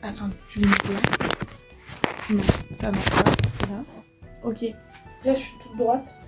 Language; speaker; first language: French; native; French